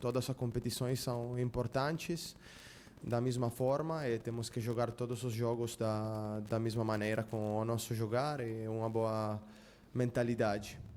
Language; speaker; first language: Portuguese; non-native, fluent; Spanish